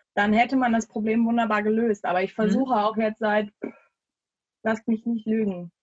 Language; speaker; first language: German; native; German